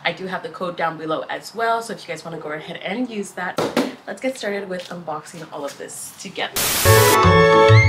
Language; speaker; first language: English; early bilingual, other home language; Spanish